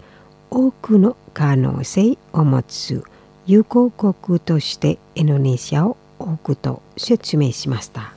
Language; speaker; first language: Japanese; non-native, fluent; Indonesian